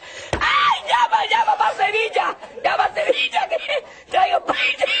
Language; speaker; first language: Spanish; native; Spanish